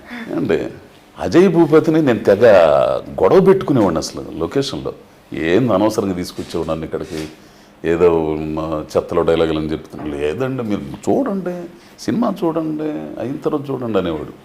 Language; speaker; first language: Telugu; native; Telugu